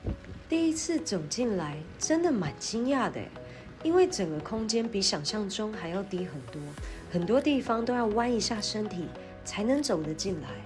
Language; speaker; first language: Chinese; native; Chinese